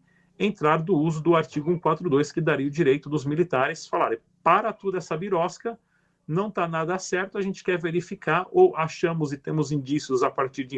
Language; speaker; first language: Portuguese; native; Portuguese